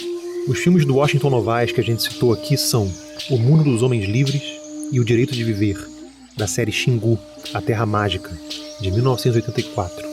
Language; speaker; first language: Portuguese; native; Portuguese